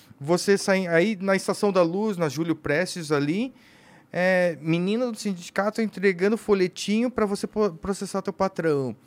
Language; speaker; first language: Portuguese; native; Portuguese